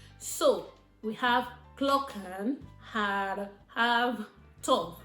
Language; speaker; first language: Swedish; non-native, learner; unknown